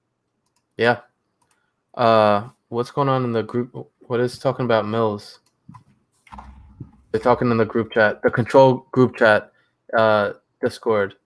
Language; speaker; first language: English; native; English